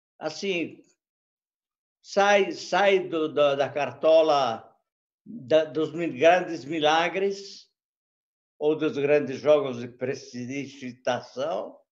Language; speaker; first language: Portuguese; early bilingual, other home language; Italian